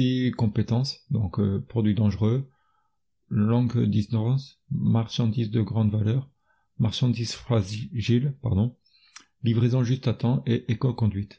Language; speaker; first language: French; native; French